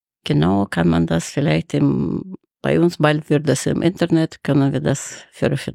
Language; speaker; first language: German; non-native, fluent; Russian